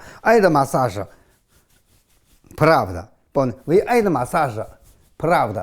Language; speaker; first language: Russian; non-native, learner; Chinese